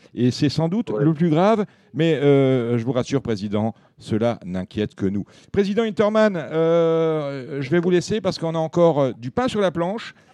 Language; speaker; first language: French; native; French